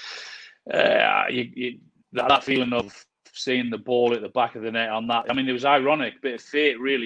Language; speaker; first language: English; native; English